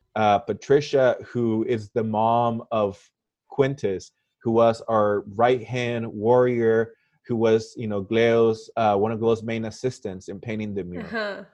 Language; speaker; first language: English; non-native, fluent; Spanish